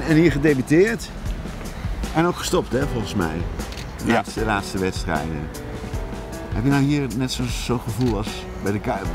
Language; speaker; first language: Dutch; native; Dutch